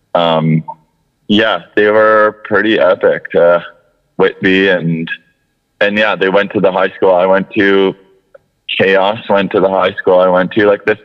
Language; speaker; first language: English; native; English